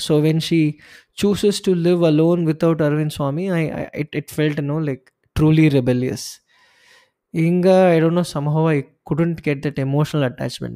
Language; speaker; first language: English; non-native, local second language; Tamil